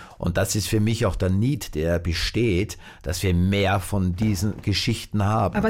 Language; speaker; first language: German; native; German